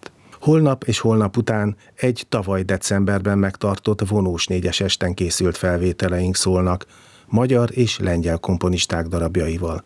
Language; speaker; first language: Hungarian; native; Hungarian